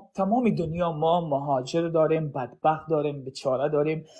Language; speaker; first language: Persian; early bilingual, heritage; Arabic